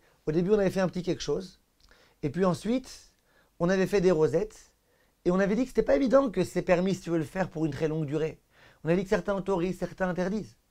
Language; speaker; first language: French; native; French